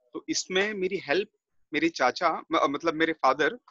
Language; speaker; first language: Hindi; native; Hindi